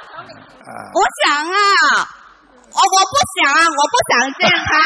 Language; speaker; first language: Chinese; non-native, local second language; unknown